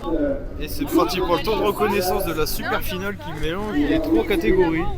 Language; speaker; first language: French; native; French